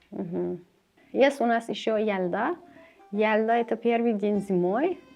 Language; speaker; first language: Russian; non-native, learner; Persian